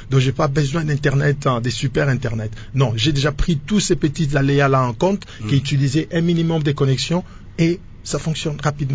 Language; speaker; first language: French; non-native, local second language; Lingala